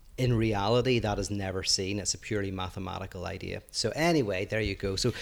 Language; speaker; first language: English; native; English